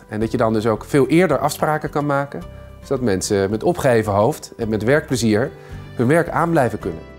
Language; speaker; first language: Dutch; native; Dutch